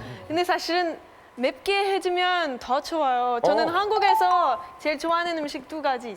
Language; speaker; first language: Korean; non-native, fluent; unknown